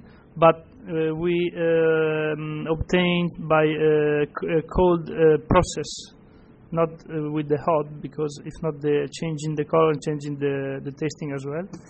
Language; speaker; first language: English; non-native, fluent; Italian